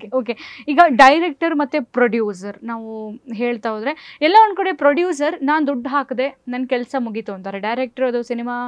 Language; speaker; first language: Kannada; non-native, local second language; Tulu